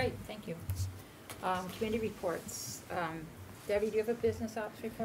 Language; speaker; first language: English; native; English